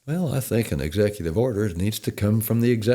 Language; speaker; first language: English; native; English